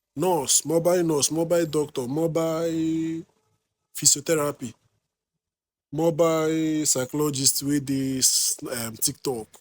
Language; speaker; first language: Nigerian Pidgin; non-native, local second language; Igbo